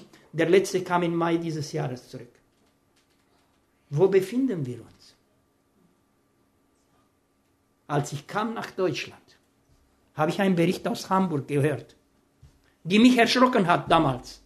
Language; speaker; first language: German; non-native, fluent; Romanian